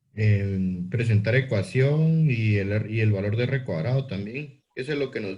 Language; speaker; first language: Spanish; native; Spanish